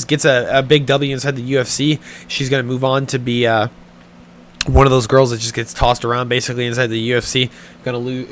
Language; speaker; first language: English; native; English